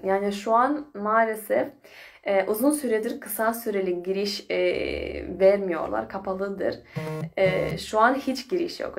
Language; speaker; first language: Turkish; non-native, fluent; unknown